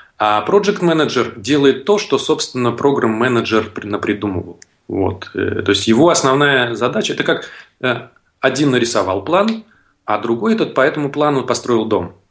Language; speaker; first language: Russian; native; Russian